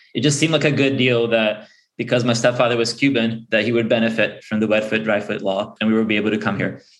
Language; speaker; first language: English; early bilingual, other home language; Portuguese